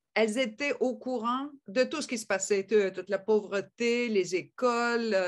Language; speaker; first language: French; native; French